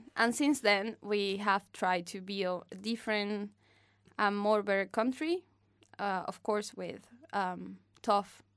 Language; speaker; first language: English; non-native, fluent; Spanish